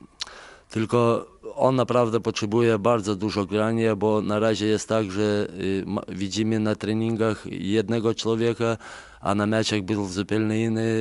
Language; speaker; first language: Polish; non-native, fluent; Lithuanian